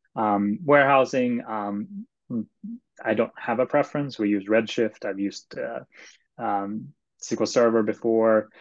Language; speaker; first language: English; non-native, fluent; Swedish